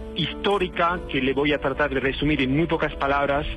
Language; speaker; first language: Spanish; non-native, fluent; French